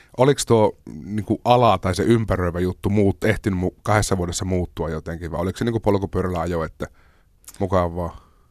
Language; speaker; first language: Finnish; native; Finnish